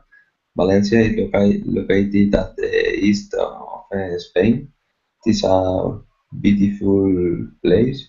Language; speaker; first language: English; non-native, learner; Spanish